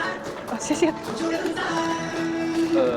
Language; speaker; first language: English; native; English